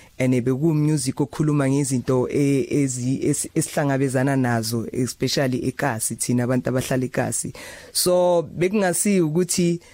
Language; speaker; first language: Zulu; native; Zulu